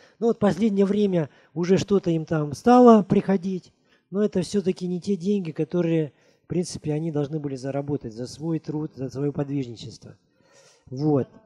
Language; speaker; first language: Russian; native; Russian